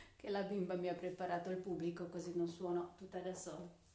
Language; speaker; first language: Italian; non-native, fluent; Czech